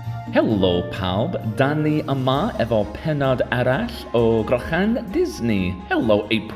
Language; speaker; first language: Welsh; non-native, learner; English